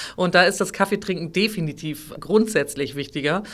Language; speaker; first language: German; native; German